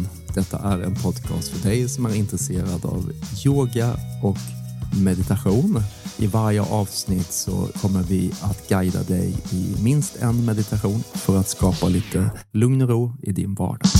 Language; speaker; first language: Swedish; native; Swedish